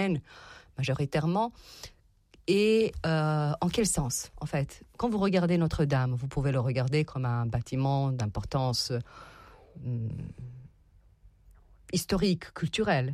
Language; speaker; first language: French; non-native, fluent; Serbian